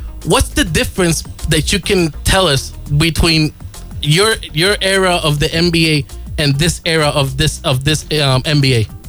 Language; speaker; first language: English; non-native, fluent; Spanish